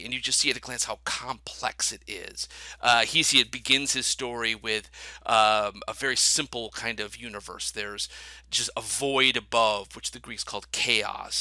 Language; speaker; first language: English; native; English